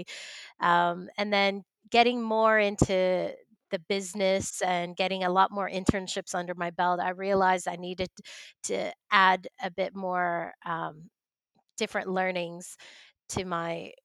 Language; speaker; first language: English; native; English